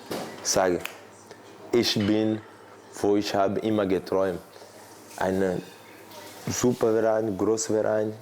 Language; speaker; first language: German; non-native, fluent; Portuguese